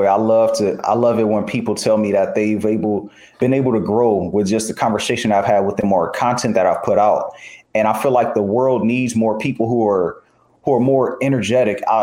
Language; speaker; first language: English; native; English